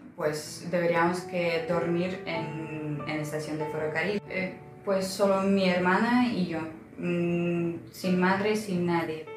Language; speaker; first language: Spanish; non-native, learner; Ukrainian